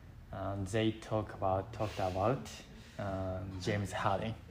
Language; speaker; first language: English; non-native, learner; Japanese